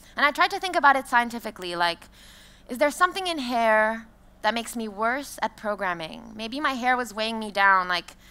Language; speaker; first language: English; non-native, fluent; French